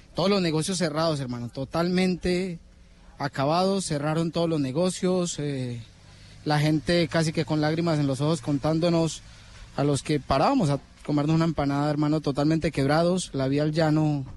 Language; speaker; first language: Spanish; native; Spanish